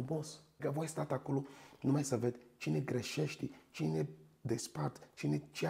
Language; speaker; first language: Romanian; non-native, fluent; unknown